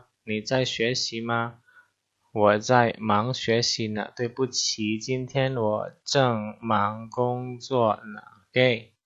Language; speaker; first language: Chinese; non-native, fluent; Indonesian